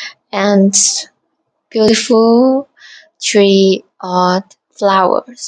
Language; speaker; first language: English; non-native, learner; Vietnamese